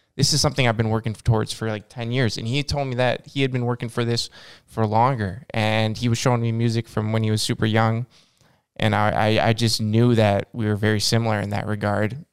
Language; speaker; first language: Norwegian; non-native, learner; English